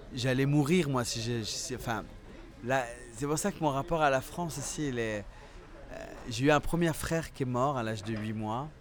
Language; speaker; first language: French; early bilingual, other home language; Central Atlas Tamazight